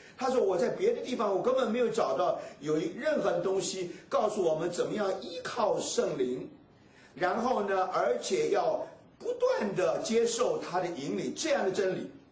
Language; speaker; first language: Chinese; native; Chinese